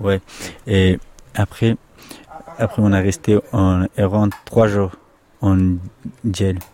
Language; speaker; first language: French; non-native, learner; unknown